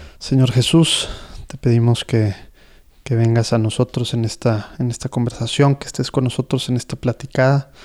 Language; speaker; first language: Spanish; native; Spanish